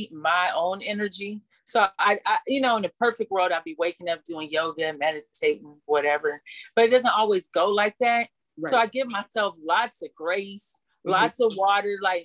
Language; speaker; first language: English; native; English